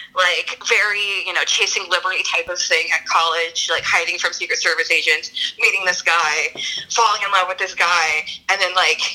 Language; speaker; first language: English; native; English